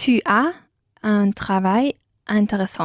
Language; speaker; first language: French; non-native, learner; Spanish